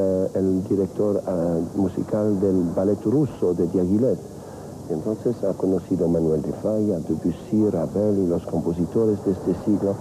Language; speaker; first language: Spanish; non-native, fluent; French